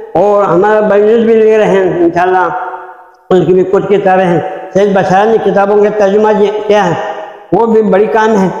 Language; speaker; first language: Urdu; non-native, local second language; Balti